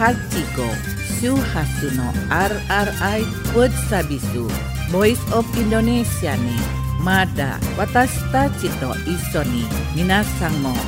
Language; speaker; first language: Japanese; non-native, learner; Indonesian